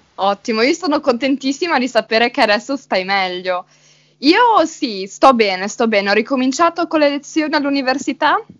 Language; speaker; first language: Italian; native; Italian